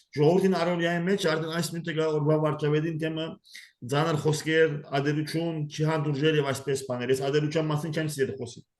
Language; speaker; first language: Armenian; early bilingual, heritage; Armenian